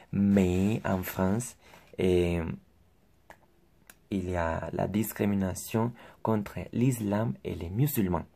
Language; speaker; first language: French; non-native, learner; Spanish